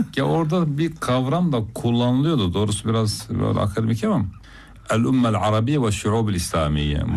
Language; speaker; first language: Turkish; non-native, local second language; Zaza